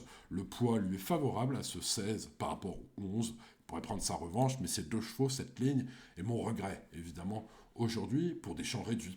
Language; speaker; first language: French; native; French